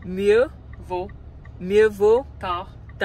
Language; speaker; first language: French; non-native, learner; Akan